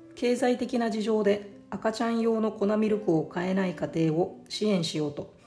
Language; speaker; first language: Japanese; native; Japanese